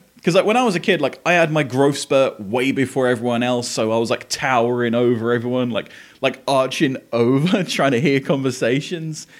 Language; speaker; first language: English; native; English